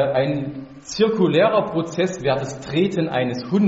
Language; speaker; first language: German; native; German